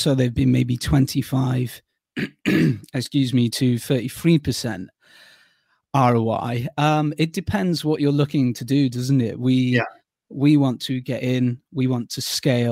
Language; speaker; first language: English; native; English